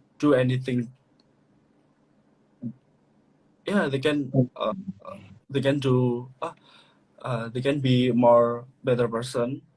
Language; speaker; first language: English; non-native, learner; Indonesian